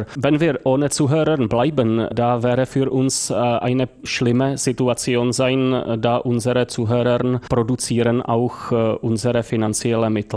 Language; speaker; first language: German; non-native, fluent; Czech